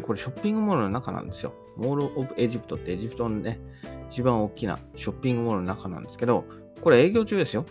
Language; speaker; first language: Japanese; native; Japanese